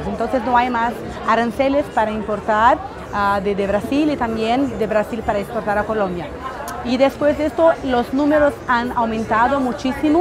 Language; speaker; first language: Spanish; non-native, fluent; Portuguese